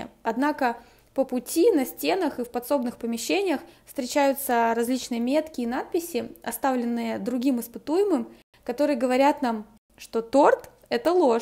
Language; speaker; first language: Russian; native; Russian